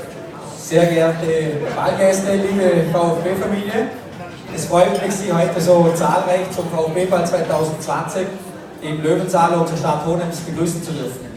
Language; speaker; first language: German; native; German